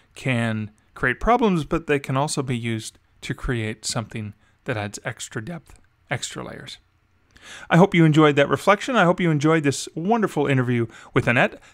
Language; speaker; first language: English; native; English